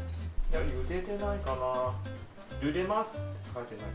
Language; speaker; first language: Japanese; non-native, learner; Thai